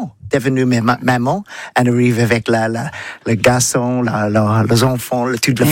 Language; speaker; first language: French; non-native, learner; English